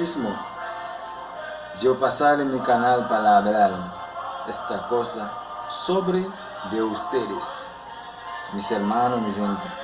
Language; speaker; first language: Spanish; non-native, learner; Haitian Creole